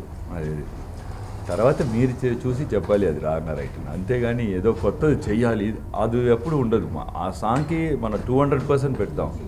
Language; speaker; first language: Telugu; non-native, fluent; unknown